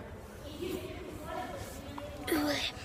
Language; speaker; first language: English; native; English